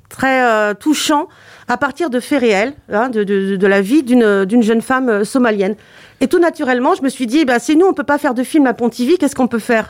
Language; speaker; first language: French; native; French